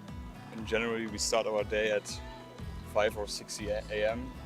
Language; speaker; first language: English; non-native, learner; German